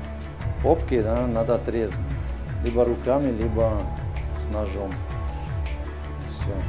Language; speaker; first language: Russian; non-native, fluent; Italian